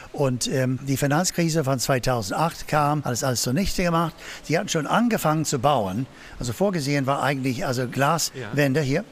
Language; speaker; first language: German; non-native, fluent; English